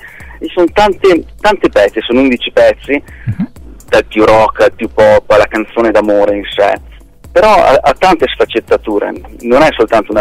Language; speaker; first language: Italian; native; Italian